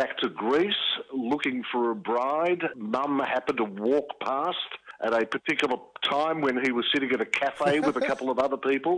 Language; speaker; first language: English; early bilingual, other home language; Greek